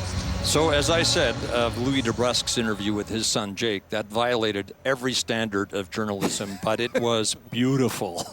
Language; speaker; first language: English; native; English